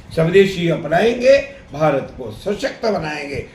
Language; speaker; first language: Hindi; non-native, local second language; Punjabi